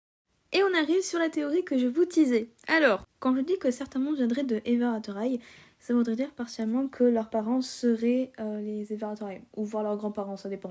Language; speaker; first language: French; native; French